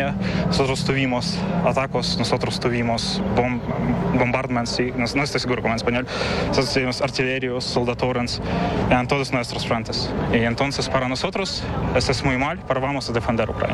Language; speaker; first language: Spanish; non-native, learner; Ukrainian